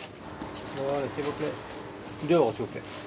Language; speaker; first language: French; non-native, local second language; Berber languages